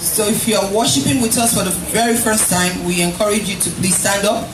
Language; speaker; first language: English; non-native, local second language; Yoruba